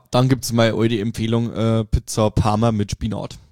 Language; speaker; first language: German; native; German